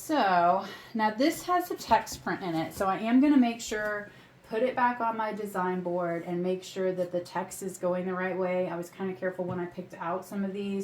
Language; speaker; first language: English; native; English